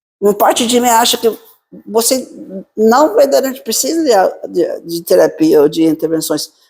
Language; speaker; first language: Portuguese; non-native, fluent; Italian